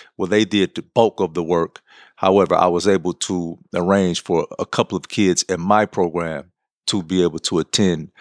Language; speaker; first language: English; native; English